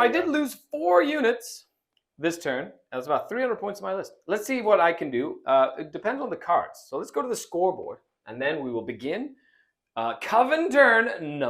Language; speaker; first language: English; native; English